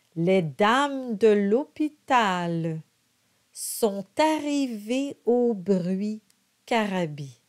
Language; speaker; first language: French; native; French